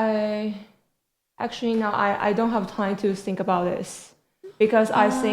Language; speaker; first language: English; non-native, learner; Chinese